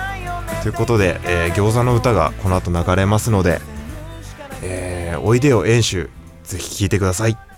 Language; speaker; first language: Japanese; native; Japanese